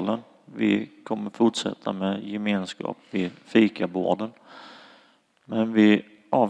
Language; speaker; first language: Swedish; native; Swedish